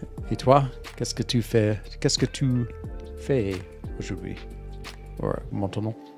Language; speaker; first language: French; non-native, learner; English